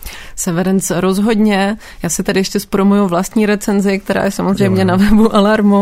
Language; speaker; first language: Czech; native; Czech